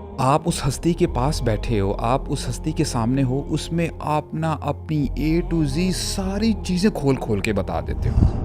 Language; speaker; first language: Urdu; native; Urdu